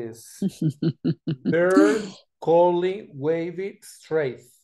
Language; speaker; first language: English; non-native, fluent; Spanish